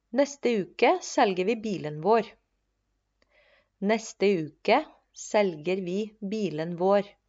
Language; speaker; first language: Norwegian; non-native, fluent; Spanish